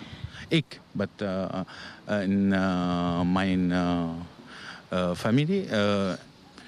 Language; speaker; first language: Dutch; non-native, learner; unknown